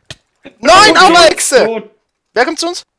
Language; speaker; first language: German; native; German